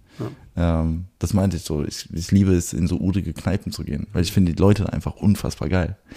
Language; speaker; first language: German; early bilingual, heritage; German